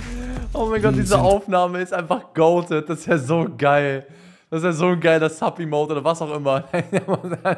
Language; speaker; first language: German; native; German